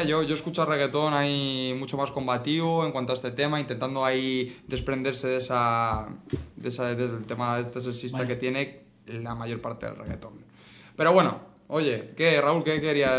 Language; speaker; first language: Spanish; native; Spanish